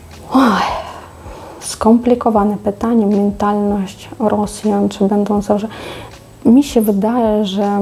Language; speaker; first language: Polish; non-native, fluent; Russian